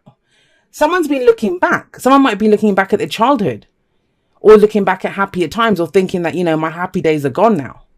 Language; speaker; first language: English; native; English